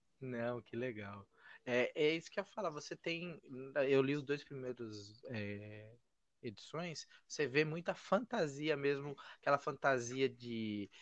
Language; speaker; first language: Portuguese; native; Portuguese